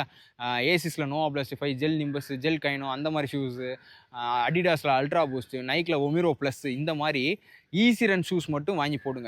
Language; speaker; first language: Tamil; native; Tamil